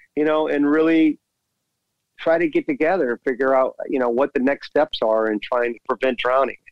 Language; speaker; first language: English; native; English